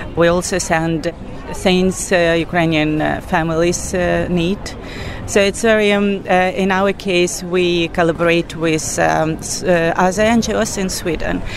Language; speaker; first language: English; non-native, fluent; Belarusian